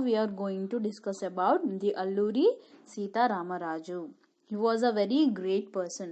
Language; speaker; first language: English; non-native, local second language; Telugu